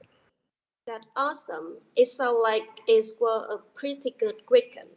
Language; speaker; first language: English; non-native, learner; Vietnamese